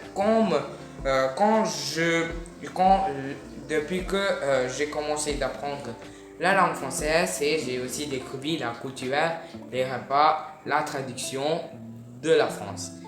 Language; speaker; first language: French; non-native, learner; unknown